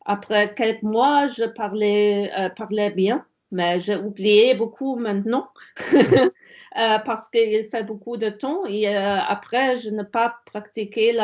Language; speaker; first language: French; non-native, learner; German